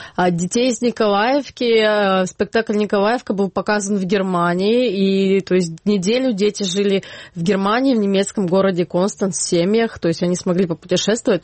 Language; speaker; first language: Russian; native; Russian